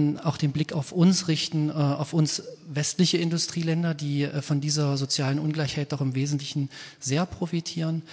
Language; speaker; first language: German; native; German